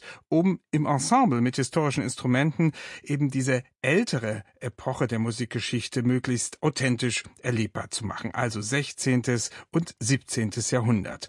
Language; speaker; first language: German; native; German